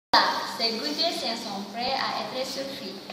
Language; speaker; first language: French; non-native, learner; Indonesian